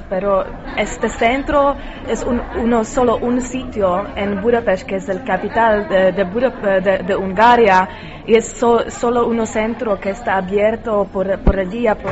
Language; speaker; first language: Spanish; non-native, learner; Polish